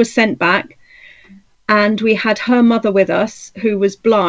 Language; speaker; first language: English; native; English